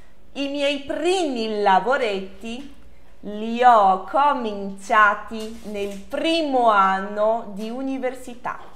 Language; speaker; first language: Italian; non-native, fluent; Portuguese